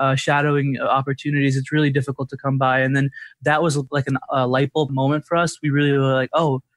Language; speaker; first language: English; native; English